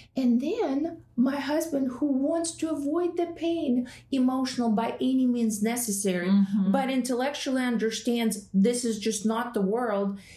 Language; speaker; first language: English; non-native, fluent; Russian